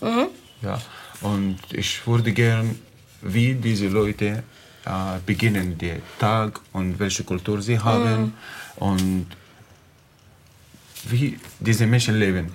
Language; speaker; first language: German; non-native, learner; Arabic